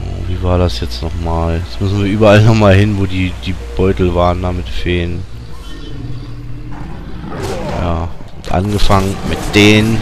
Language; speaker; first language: German; native; German